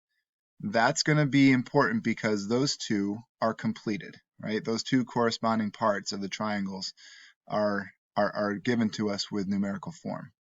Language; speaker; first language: English; native; English